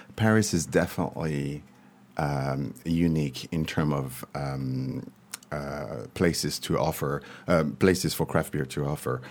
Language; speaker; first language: English; non-native, fluent; French